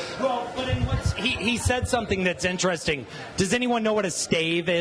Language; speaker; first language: English; native; English